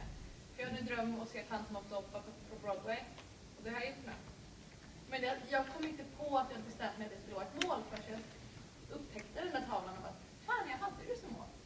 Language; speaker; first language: Swedish; native; Swedish